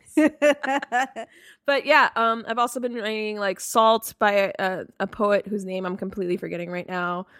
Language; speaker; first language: English; native; English